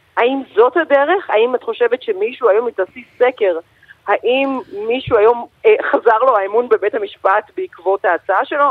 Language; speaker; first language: Hebrew; native; Hebrew